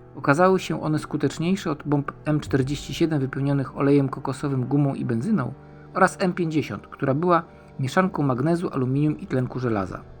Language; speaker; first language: Polish; native; Polish